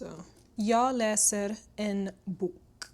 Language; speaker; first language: Swedish; non-native, learner; English